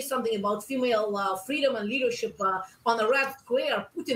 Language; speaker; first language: English; non-native, fluent; Russian